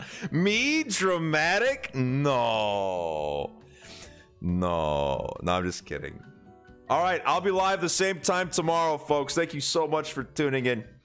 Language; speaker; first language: English; native; English